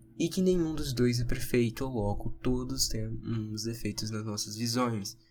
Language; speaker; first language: Portuguese; native; Portuguese